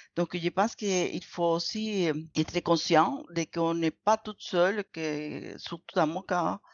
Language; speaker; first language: French; non-native, fluent; Spanish